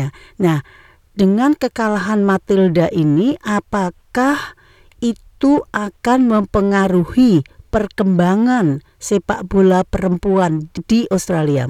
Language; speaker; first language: Indonesian; native; Indonesian